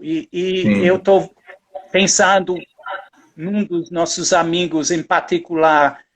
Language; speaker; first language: Portuguese; non-native, fluent; English